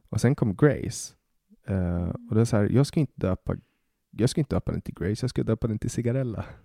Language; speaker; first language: Swedish; native; Swedish